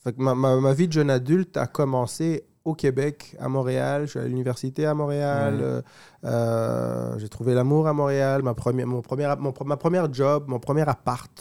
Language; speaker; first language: French; non-native, local second language; Kinyarwanda